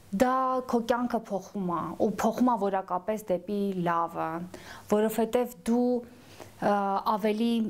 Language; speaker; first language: Armenian; native; Armenian